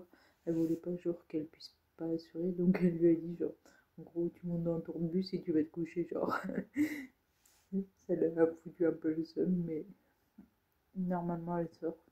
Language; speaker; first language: French; native; French